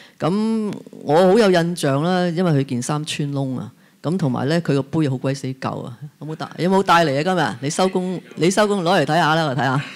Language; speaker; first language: Cantonese; native; Cantonese